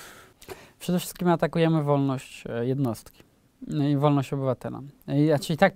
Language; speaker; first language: Polish; native; Polish